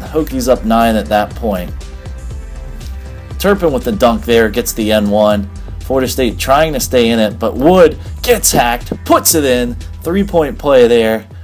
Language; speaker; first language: English; native; English